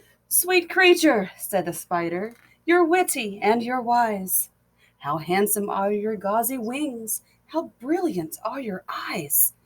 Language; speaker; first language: English; native; English